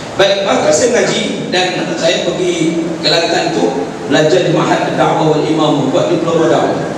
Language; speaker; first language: Malay; native; Malay